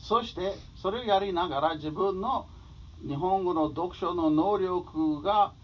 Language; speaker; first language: Japanese; non-native, fluent; English